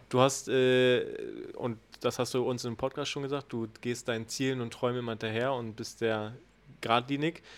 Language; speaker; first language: German; native; German